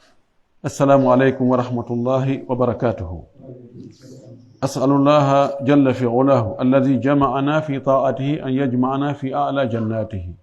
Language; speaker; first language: Arabic; non-native, fluent; Fula